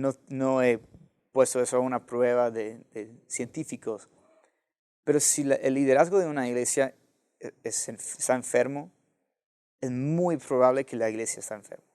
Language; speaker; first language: Spanish; non-native, fluent; English